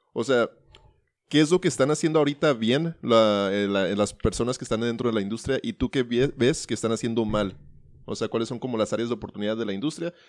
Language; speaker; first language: Spanish; early bilingual, heritage; Spanish